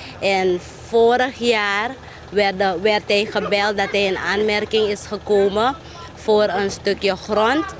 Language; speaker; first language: Dutch; native; Dutch